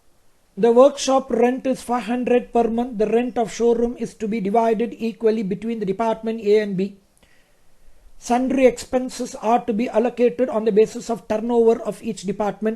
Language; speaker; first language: English; non-native, local second language; Kannada